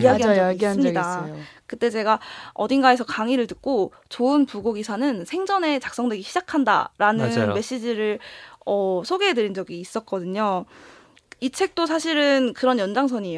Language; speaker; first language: Korean; native; Korean